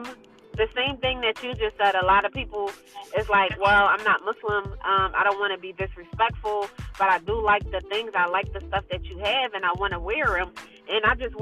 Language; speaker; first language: English; native; English